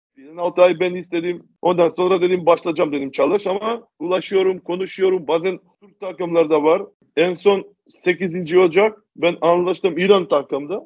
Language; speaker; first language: Turkish; non-native, learner; Macedonian